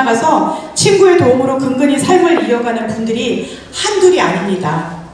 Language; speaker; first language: Korean; native; Korean